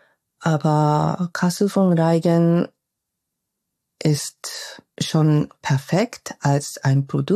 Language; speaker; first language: German; non-native, fluent; Japanese